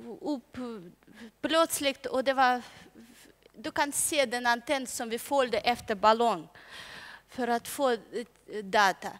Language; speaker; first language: Swedish; non-native, learner; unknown